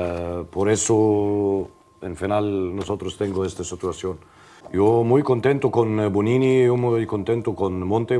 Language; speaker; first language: Spanish; non-native, learner; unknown